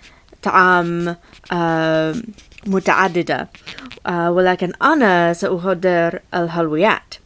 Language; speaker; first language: Arabic; non-native, learner; English